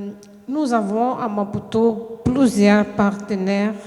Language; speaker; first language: French; non-native, fluent; Portuguese